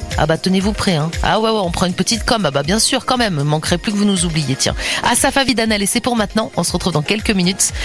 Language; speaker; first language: French; native; French